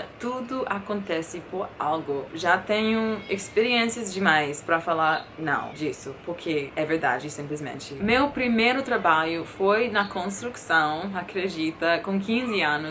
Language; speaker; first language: Portuguese; non-native, fluent; English